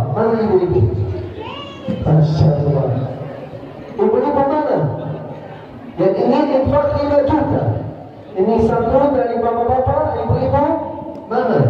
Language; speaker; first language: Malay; non-native, fluent; Arabic